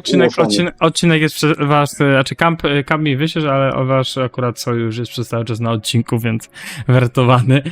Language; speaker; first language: Polish; native; Polish